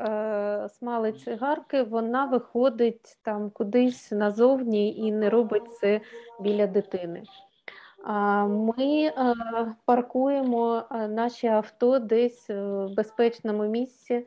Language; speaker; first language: Ukrainian; native; Ukrainian